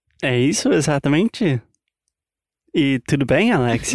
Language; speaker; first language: Portuguese; non-native, fluent; English